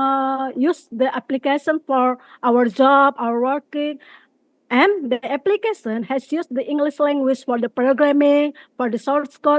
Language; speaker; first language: English; non-native, learner; Indonesian